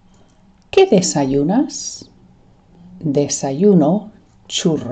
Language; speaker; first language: Spanish; non-native, fluent; English